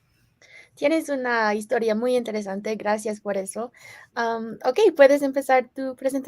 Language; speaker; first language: Spanish; non-native, fluent; English